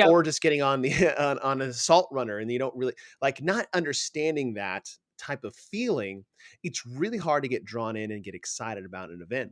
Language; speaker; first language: English; native; English